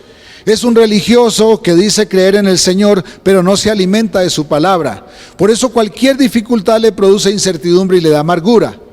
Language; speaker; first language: Spanish; native; Spanish